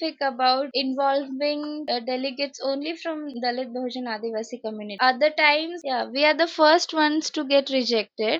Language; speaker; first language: English; non-native, local second language; Marathi